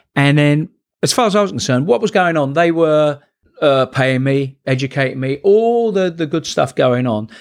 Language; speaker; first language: English; native; English